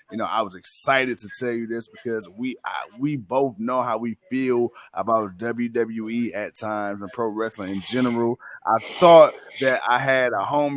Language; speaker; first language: English; native; English